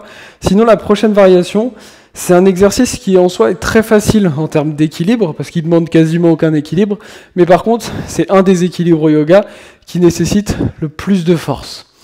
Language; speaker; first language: French; native; French